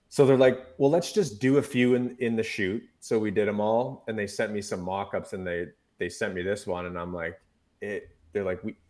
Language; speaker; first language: English; native; English